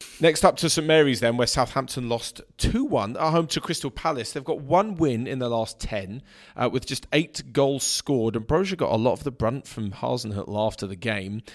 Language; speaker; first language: English; native; English